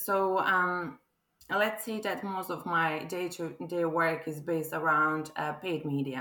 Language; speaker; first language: English; non-native, fluent; Croatian